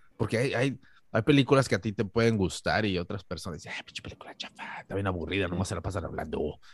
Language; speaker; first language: Spanish; native; Spanish